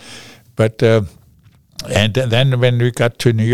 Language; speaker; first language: English; non-native, fluent; German